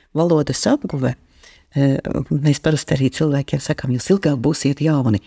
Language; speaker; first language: Latvian; native; Latvian